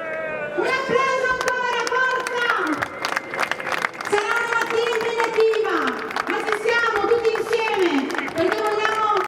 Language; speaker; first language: Italian; native; Italian